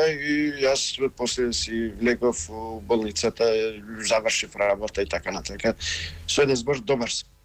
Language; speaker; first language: Macedonian; non-native, local second language; Albanian